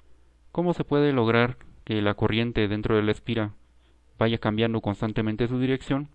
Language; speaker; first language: Spanish; native; Spanish